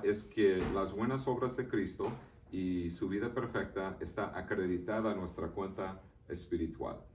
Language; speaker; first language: Spanish; early bilingual, heritage; Spanish